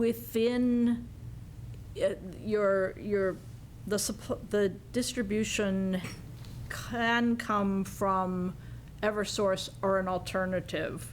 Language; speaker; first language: English; native; English